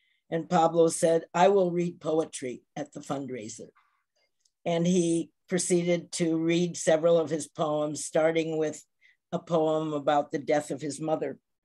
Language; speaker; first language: English; native; English